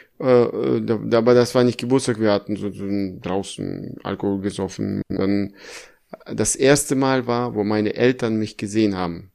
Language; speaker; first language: German; early bilingual, other home language; Russian